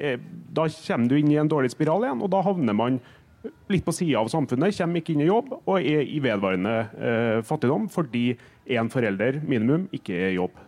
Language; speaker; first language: Norwegian; native; Norwegian